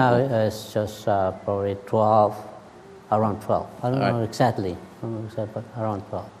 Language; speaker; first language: English; non-native, learner; Spanish